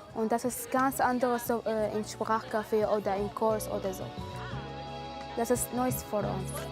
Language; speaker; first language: German; non-native, learner; Arabic